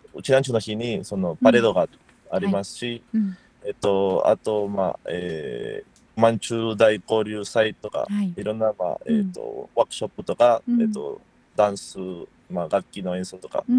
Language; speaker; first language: Japanese; non-native, fluent; Spanish